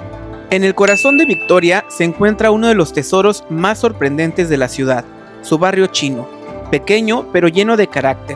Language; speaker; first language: Spanish; native; Spanish